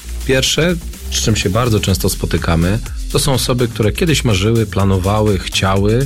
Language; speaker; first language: Polish; native; Polish